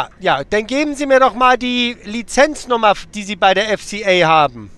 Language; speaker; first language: German; native; German